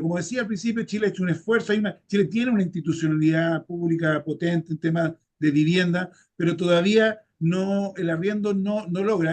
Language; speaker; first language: Spanish; native; Spanish